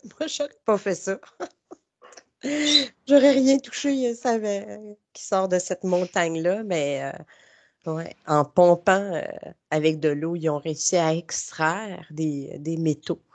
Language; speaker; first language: French; native; French